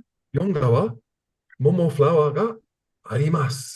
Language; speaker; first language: Japanese; non-native, learner; English